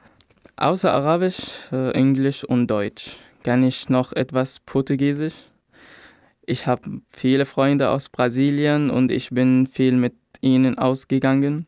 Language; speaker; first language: German; non-native, fluent; Arabic